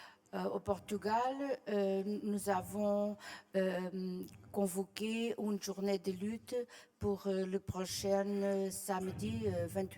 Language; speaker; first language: French; non-native, fluent; Portuguese